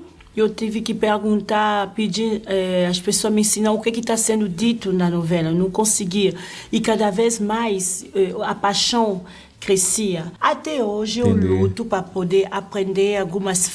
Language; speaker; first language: Portuguese; non-native, learner; French